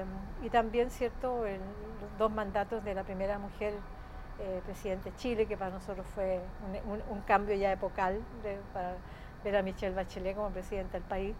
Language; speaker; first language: Spanish; native; Spanish